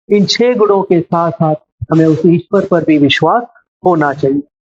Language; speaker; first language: Hindi; non-native, local second language; Telugu